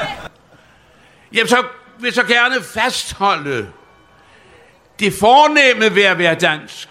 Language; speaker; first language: Danish; native; Danish